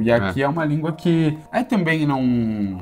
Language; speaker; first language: Portuguese; native; Portuguese